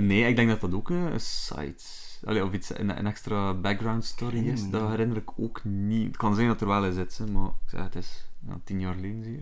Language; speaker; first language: Dutch; native; Dutch